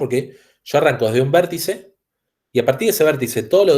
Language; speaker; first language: Spanish; native; Spanish